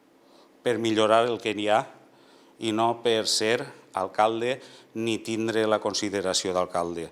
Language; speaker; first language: Catalan; native; Catalan